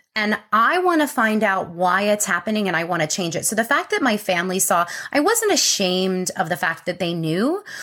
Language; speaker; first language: English; native; English